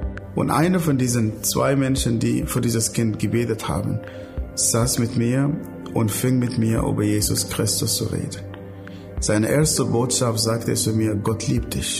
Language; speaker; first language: German; non-native, fluent; Arabic